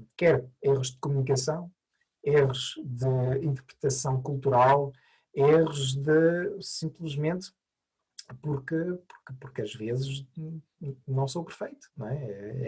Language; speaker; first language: Portuguese; non-native, fluent; French